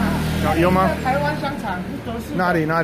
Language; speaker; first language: Chinese; non-native, learner; English